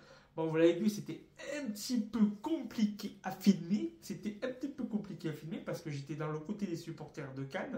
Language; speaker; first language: French; native; French